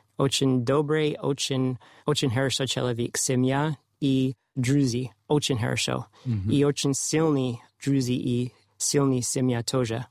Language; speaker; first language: Russian; non-native, learner; English